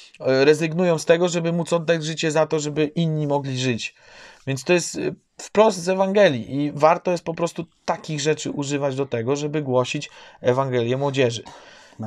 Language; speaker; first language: Polish; native; Polish